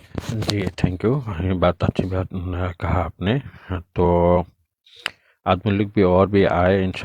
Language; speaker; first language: Hindi; non-native, local second language; Bangla